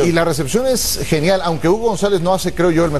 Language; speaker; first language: Spanish; native; Spanish